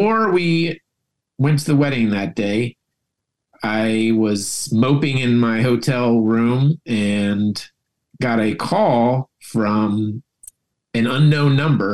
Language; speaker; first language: English; native; English